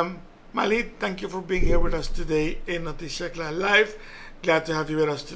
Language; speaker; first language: English; non-native, local second language; Papiamento